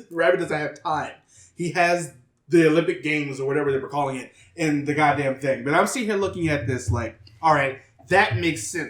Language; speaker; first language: English; native; English